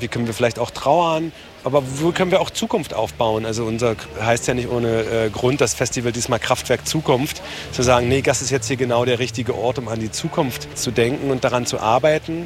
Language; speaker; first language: German; native; German